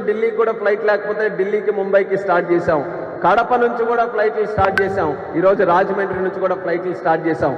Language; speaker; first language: Telugu; native; Telugu